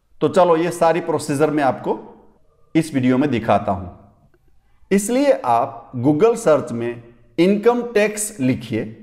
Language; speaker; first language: Hindi; non-native, local second language; Gujarati